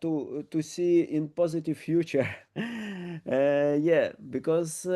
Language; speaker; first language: English; non-native, learner; Ukrainian